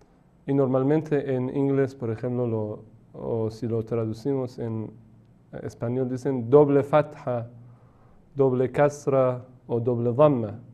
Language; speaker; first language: Spanish; non-native, fluent; Persian